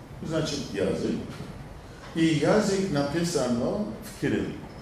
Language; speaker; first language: Polish; non-native, learner; English